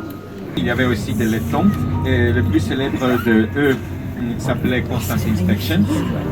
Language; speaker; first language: French; non-native, fluent; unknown